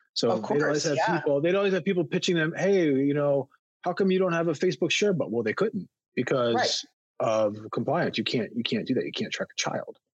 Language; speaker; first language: English; native; English